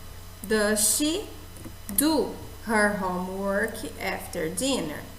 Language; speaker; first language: English; non-native, fluent; Portuguese